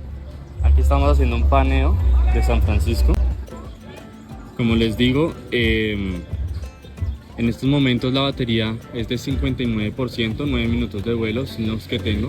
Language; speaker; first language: Spanish; native; Spanish